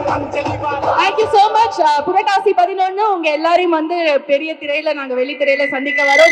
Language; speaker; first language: Tamil; native; Tamil